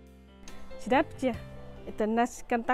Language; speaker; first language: Russian; non-native, learner; Tajik